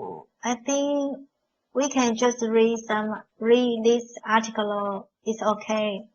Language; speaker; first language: English; non-native, learner; Chinese